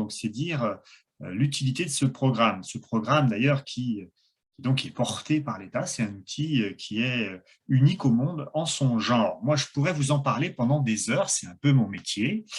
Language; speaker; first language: French; native; French